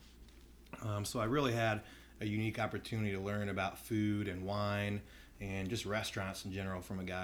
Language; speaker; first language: English; native; English